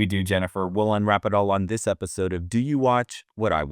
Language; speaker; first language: English; native; English